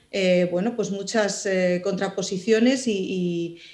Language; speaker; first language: Spanish; native; Spanish